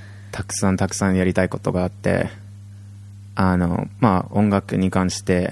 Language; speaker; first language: Japanese; non-native, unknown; English